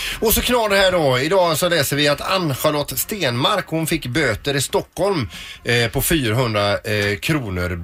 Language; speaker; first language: Swedish; native; Swedish